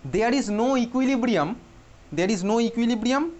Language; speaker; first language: English; non-native, local second language; Bangla